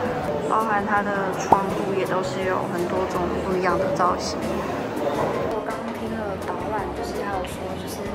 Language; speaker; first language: Chinese; native; Chinese